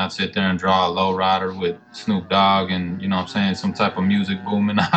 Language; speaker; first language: English; native; English